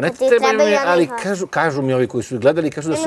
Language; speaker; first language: Serbian; native; Serbian